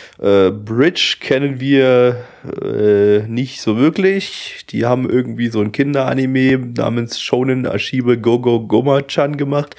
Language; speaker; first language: German; early bilingual, other home language; Russian